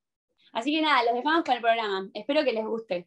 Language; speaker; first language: Spanish; native; Spanish